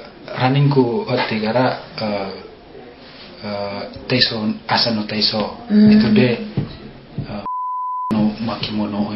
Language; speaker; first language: Japanese; non-native, learner; Indonesian